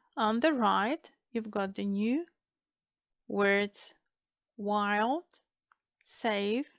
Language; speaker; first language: English; non-native, fluent; Macedonian